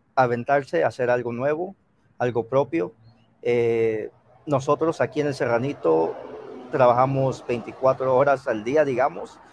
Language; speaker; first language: Spanish; early bilingual, heritage; Spanish